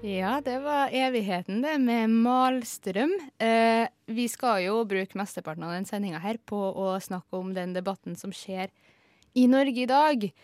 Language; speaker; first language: Norwegian; native; Norwegian